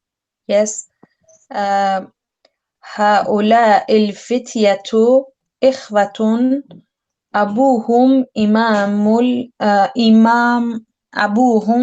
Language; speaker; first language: Arabic; non-native, learner; English